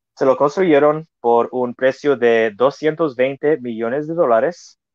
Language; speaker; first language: Spanish; native; Spanish